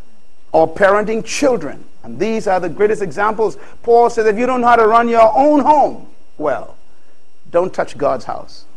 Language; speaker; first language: English; native; English